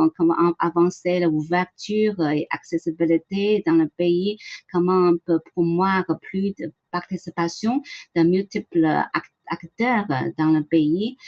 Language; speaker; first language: French; non-native, learner; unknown